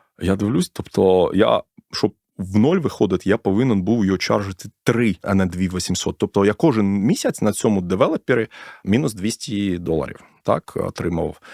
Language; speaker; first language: Ukrainian; non-native, local second language; Russian